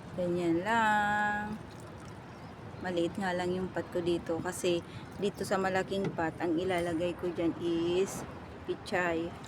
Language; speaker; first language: Filipino; non-native, local second language; Bikol